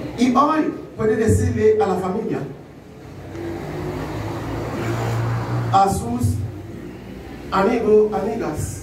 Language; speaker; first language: Spanish; non-native, learner; Haitian Creole